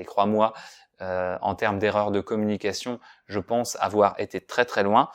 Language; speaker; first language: French; native; French